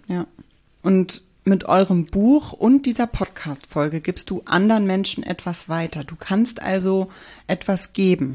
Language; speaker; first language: German; native; German